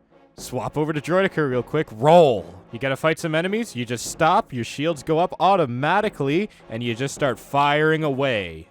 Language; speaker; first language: English; native; English